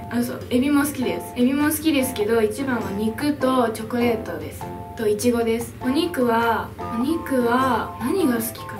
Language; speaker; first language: Japanese; native; Japanese